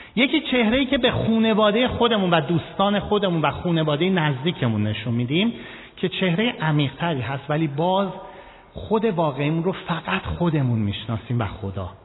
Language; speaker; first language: Persian; native; Persian